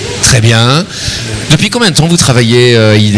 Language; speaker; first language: French; native; French